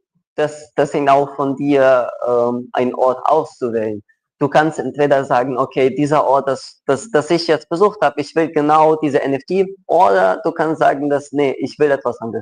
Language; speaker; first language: German; non-native, local second language; Ukrainian